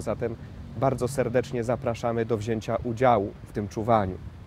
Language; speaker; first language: Polish; native; Polish